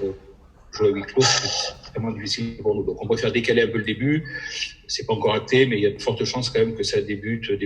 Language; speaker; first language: French; native; French